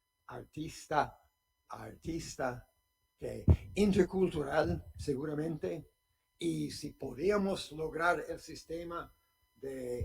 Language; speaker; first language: Spanish; non-native, fluent; English